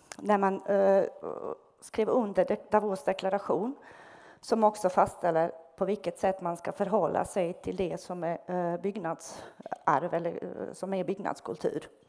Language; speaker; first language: Swedish; non-native, fluent; Bosnian